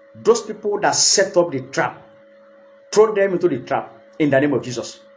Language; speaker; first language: English; non-native, local second language; Yoruba